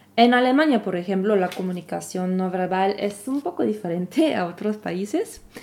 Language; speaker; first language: Spanish; non-native, fluent; German